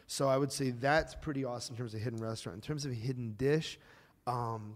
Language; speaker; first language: English; native; English